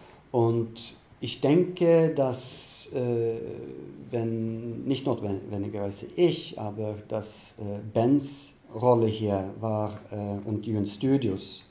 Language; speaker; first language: German; non-native, fluent; Norwegian